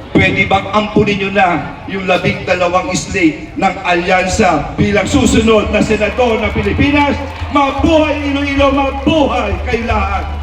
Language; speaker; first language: Filipino; native; Filipino